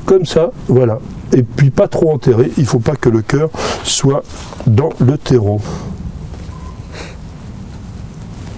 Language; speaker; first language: French; native; French